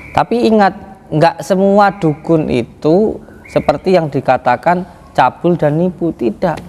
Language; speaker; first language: Indonesian; native; Indonesian